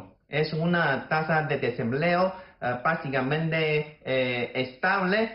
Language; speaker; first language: Spanish; non-native, fluent; Chinese